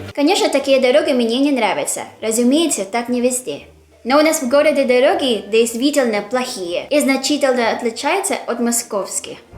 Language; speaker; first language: Russian; non-native, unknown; Filipino